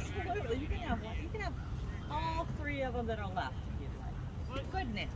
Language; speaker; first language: English; native; English